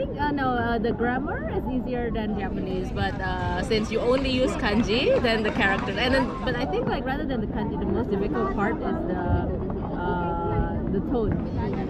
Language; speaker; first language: English; non-native, local second language; Indonesian